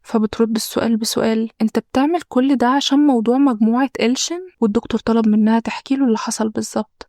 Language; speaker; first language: Arabic; native; Arabic